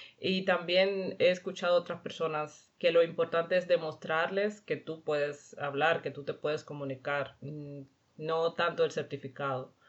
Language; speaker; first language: Spanish; native; Spanish